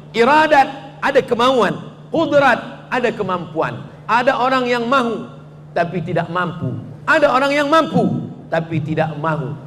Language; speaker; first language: Malay; native; Malay